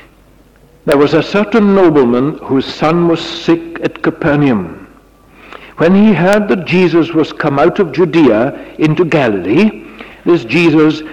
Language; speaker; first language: English; native; English